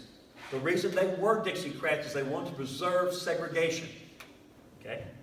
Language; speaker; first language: English; native; English